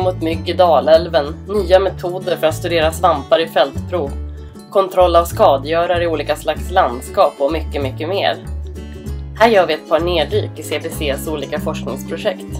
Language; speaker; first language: Swedish; native; Swedish